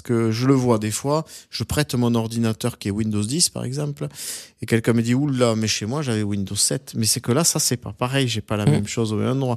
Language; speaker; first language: French; native; French